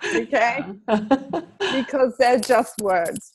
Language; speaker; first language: English; non-native, fluent; Italian